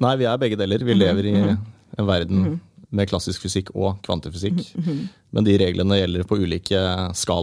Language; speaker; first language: Norwegian; native; Norwegian